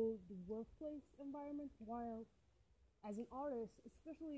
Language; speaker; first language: English; non-native, fluent; Arabic